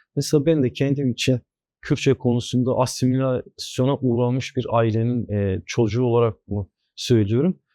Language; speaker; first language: Turkish; non-native, local second language; Kurdish